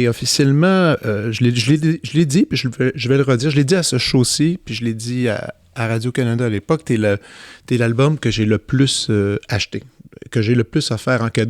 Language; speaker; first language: French; native; French